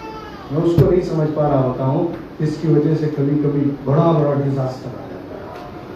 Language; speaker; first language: Urdu; native; Urdu